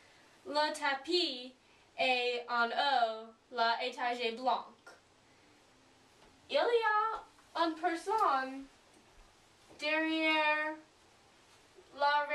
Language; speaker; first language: French; non-native, learner; English